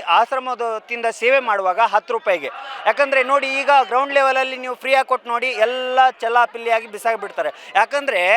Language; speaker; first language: Kannada; native; Kannada